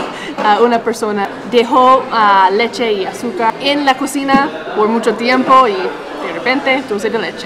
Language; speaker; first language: Spanish; non-native, fluent; English